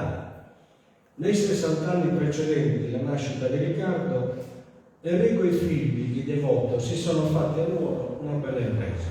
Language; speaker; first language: Italian; native; Italian